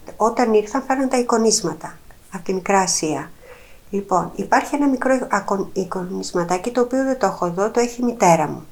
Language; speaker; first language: Greek; native; Greek